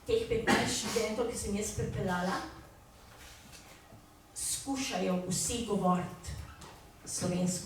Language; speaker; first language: Slovenian; early bilingual, heritage; Slovenian